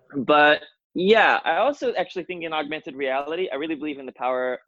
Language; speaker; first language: English; non-native, fluent; Portuguese